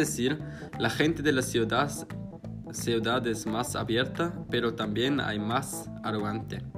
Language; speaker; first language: Spanish; non-native, learner; German